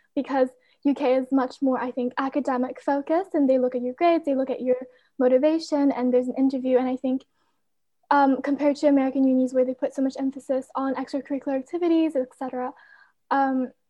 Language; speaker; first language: English; non-native, fluent; Chinese